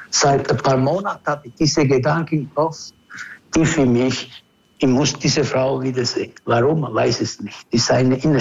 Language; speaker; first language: German; non-native, fluent; Italian